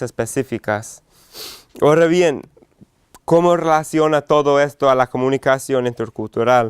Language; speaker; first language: Spanish; non-native, fluent; English